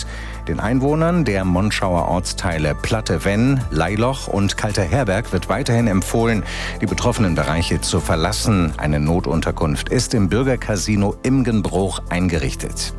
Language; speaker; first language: German; native; German